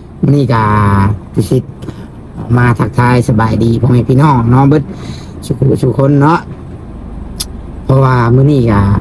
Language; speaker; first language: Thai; non-native, local second language; Lao